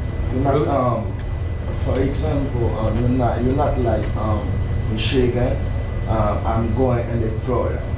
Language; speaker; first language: English; non-native, learner; Haitian Creole